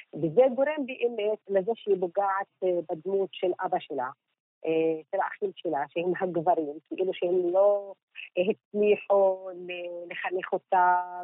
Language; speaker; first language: Hebrew; non-native, local second language; Arabic